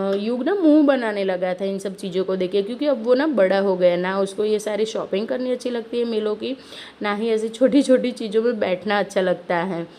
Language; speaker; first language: Hindi; non-native, local second language; Gujarati